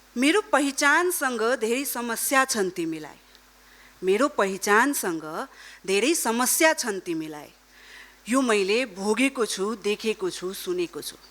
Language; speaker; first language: Nepali; non-native, local second language; Marwari